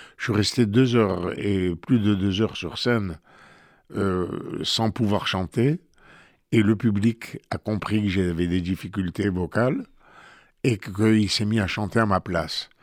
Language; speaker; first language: French; native; French